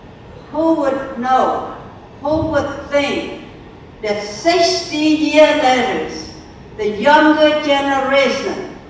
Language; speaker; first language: English; non-native, fluent; Vietnamese